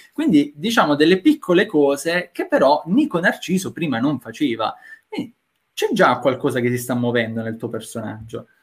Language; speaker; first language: Italian; native; Italian